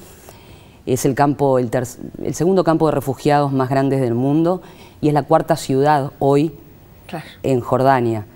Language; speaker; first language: Spanish; native; Spanish